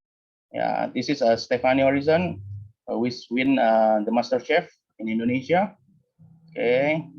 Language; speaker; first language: English; non-native, learner; Indonesian